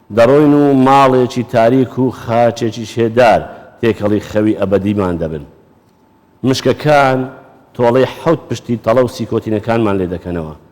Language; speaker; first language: Central Kurdish; native; Central Kurdish